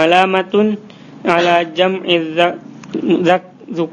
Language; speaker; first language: Arabic; non-native, learner; Indonesian